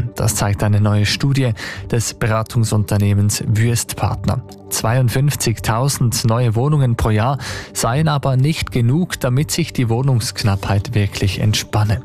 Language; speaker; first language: German; native; German